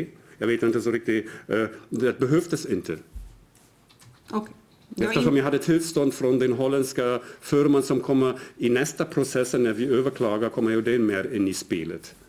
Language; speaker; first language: Swedish; non-native, fluent; German